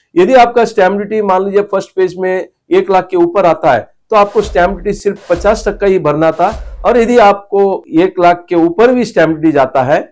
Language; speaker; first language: Hindi; non-native, local second language; Marathi